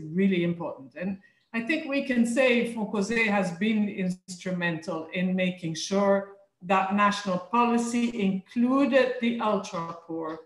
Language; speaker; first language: English; non-native, fluent; French